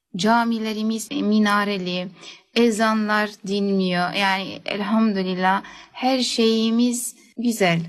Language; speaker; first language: Turkish; early bilingual, heritage; Turkish